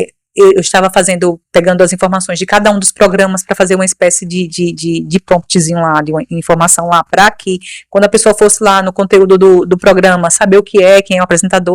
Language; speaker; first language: Portuguese; native; Portuguese